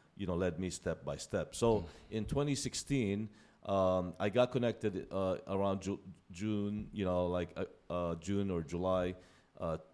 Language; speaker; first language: English; non-native, local second language; Filipino